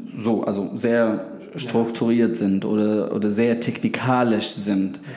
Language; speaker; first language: German; non-native, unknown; Arabic